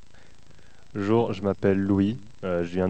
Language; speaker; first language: French; native; French